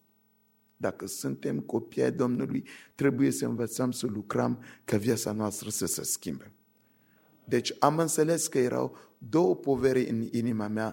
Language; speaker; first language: Romanian; non-native, fluent; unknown